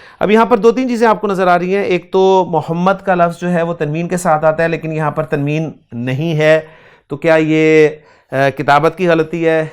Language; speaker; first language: Urdu; native; Urdu